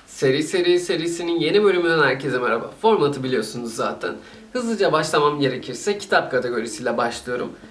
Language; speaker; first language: Turkish; native; Turkish